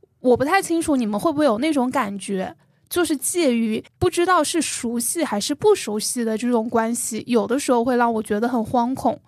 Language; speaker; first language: Chinese; native; Chinese